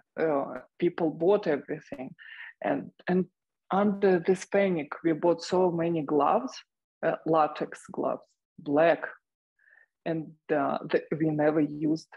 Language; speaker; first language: English; non-native, fluent; Russian